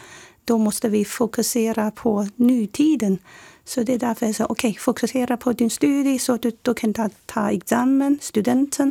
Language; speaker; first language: Swedish; non-native, fluent; Chinese